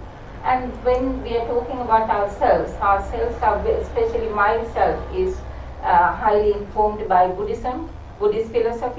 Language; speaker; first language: English; non-native, local second language; Sinhala